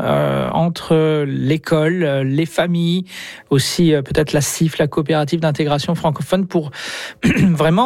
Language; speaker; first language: French; native; French